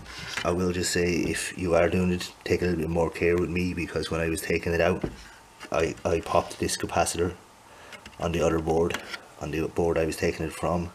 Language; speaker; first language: English; native; English